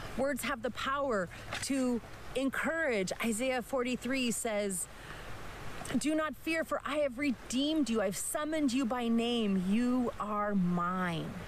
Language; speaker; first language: English; native; English